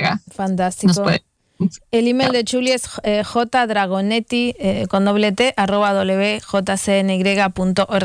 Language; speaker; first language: Spanish; native; Spanish